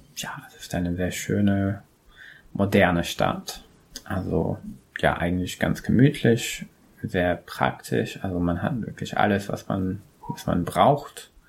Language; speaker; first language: German; non-native, fluent; English